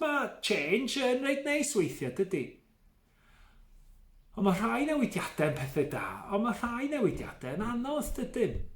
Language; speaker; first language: Welsh; native; Welsh